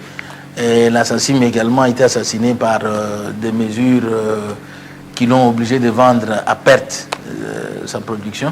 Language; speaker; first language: French; non-native, local second language; Luba-Lulua